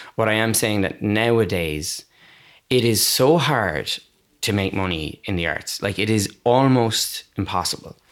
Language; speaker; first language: English; native; English